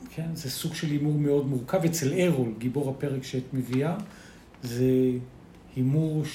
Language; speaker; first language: Hebrew; early bilingual, other home language; Spanish